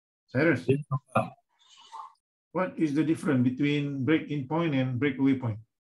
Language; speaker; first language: English; non-native, local second language; Malay